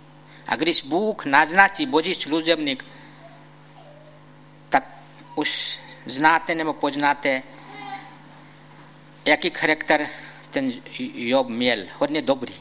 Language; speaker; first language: Czech; non-native, fluent; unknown